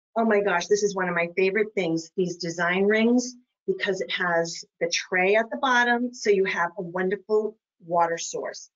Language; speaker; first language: English; native; English